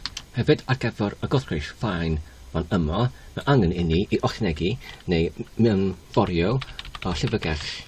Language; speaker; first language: Welsh; non-native, learner; English